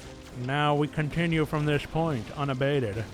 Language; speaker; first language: English; native; English